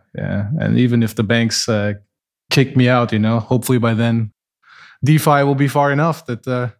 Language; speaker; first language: English; non-native, fluent; Portuguese